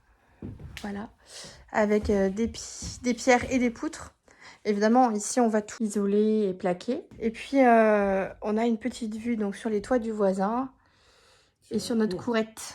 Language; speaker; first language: French; native; French